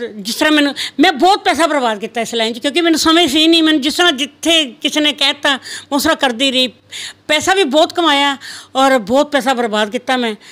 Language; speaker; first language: Punjabi; non-native, local second language; Rajasthani